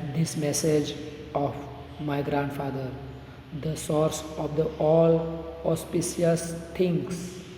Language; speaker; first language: English; non-native, local second language; Hindi